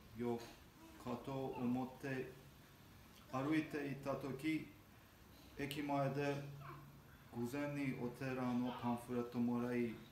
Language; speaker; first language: Japanese; non-native, learner; Armenian